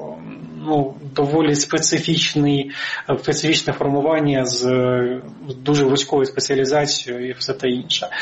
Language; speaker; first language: Ukrainian; native; Ukrainian